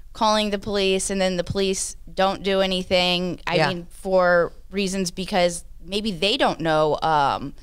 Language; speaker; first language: English; native; English